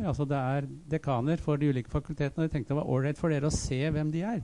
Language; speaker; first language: Norwegian; native; Norwegian